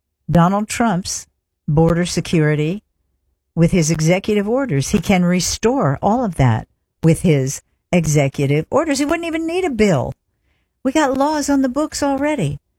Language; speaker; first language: English; early bilingual, other home language; French